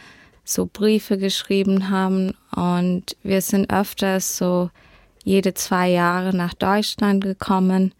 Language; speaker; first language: German; early bilingual, heritage; German